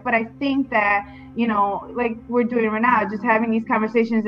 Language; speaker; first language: English; native; English